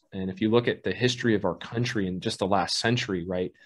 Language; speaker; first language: English; native; English